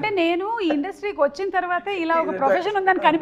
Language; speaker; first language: Telugu; native; Telugu